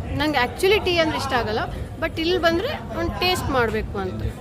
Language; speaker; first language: Kannada; non-native, local second language; Konkani